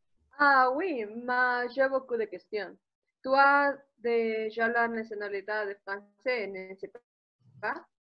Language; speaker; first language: French; non-native, learner; Spanish